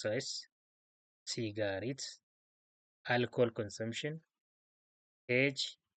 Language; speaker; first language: English; non-native, local second language; Oromo